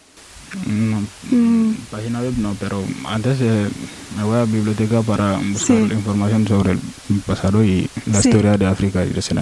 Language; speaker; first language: Spanish; non-native, learner; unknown